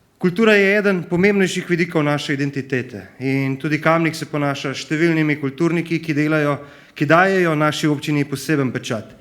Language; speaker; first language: Slovenian; native; Slovenian